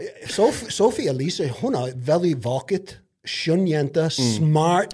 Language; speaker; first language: Norwegian; non-native, fluent; English